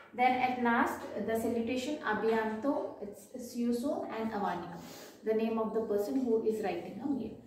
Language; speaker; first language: English; non-native, local second language; Hindi